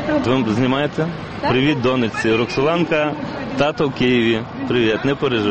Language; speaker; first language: Ukrainian; native; Ukrainian